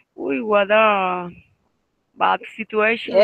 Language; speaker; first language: English; non-native, fluent; Spanish